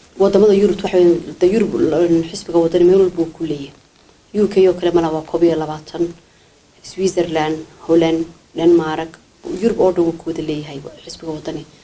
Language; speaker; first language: Somali; native; Somali